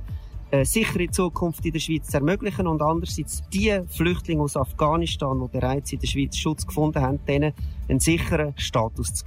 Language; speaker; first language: German; native; German